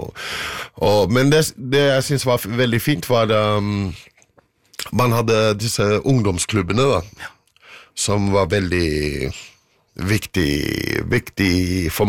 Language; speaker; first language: Norwegian; non-native, fluent; English